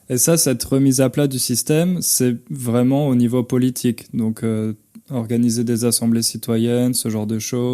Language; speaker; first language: French; native; French